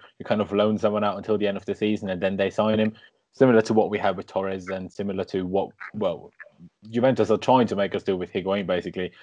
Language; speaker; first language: English; native; English